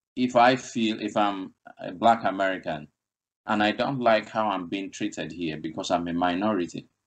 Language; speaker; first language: English; non-native, local second language; Igbo